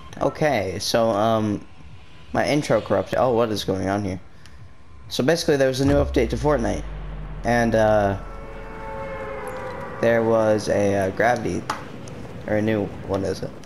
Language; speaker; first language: English; native; English